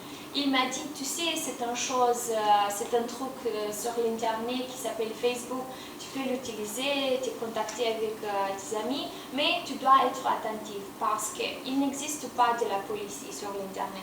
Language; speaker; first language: French; non-native, learner; Romanian